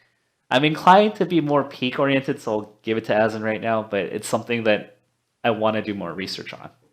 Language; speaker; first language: English; native; English